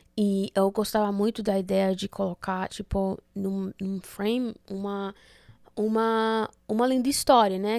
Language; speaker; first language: Portuguese; early bilingual, heritage; Portuguese